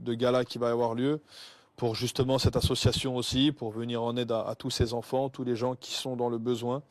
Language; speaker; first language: French; native; French